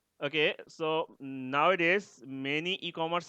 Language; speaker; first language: English; non-native, learner; Bangla